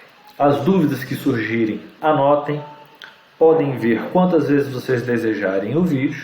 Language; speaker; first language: Portuguese; native; Portuguese